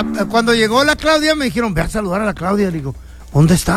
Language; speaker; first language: Spanish; native; Spanish